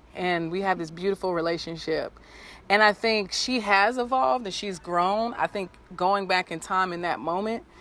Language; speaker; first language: English; native; English